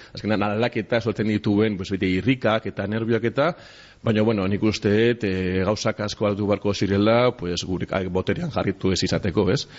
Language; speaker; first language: Basque; non-native, local second language; Spanish